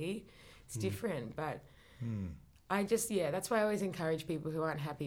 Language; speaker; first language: English; native; English